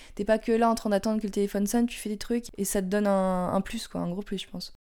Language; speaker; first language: French; native; French